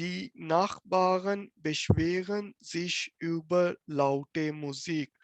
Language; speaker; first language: German; non-native, fluent; Urdu